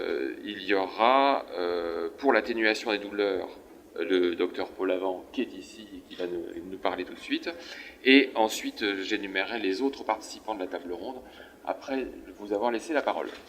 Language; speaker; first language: French; native; French